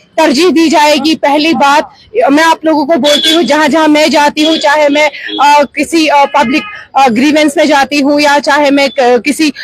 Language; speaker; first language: Hindi; non-native, local second language; Kashmiri